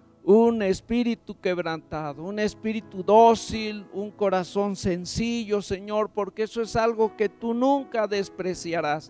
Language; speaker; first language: Spanish; native; Spanish